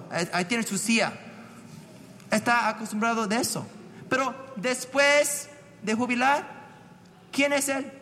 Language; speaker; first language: Spanish; non-native, fluent; English